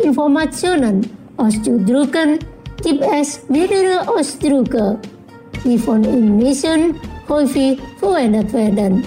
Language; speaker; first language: German; non-native, fluent; Indonesian